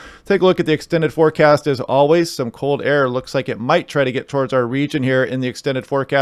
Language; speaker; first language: English; native; English